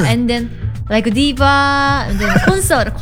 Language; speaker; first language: English; non-native, learner; Korean